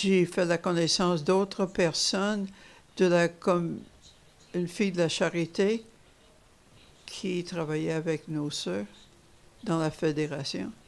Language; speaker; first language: French; non-native, fluent; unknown